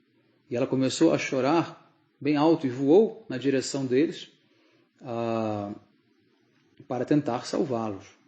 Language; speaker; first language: Portuguese; native; Portuguese